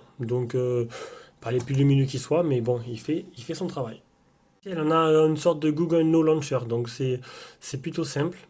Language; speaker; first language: French; native; French